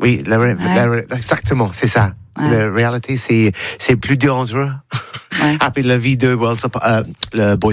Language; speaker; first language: French; non-native, learner; English